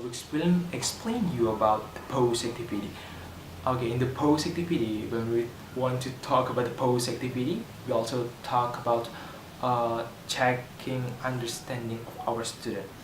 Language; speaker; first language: English; non-native, learner; Indonesian